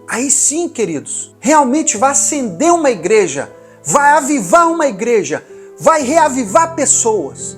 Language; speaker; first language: Portuguese; native; Portuguese